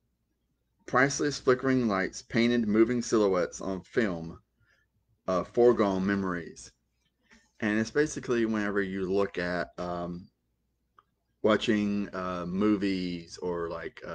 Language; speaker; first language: English; native; English